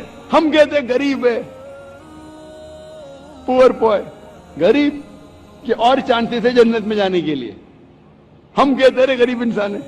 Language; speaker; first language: Hindi; non-native, local second language; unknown